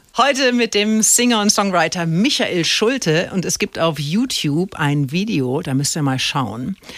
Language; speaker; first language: German; native; German